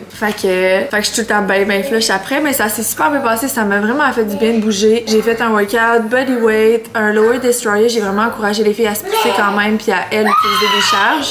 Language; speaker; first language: French; native; French